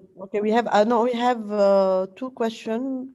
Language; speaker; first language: English; non-native, fluent; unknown